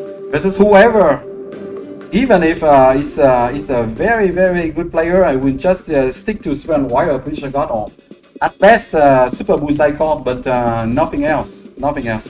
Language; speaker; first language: English; non-native, fluent; French